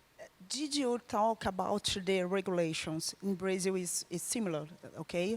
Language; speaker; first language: English; non-native, learner; Portuguese